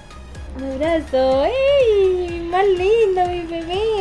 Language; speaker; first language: Spanish; native; Spanish